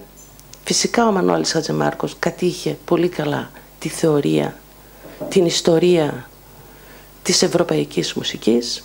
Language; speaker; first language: Greek; native; Greek